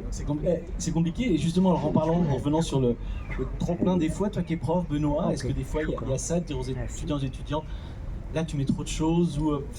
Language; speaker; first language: French; native; French